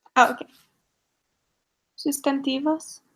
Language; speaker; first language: Spanish; non-native, learner; English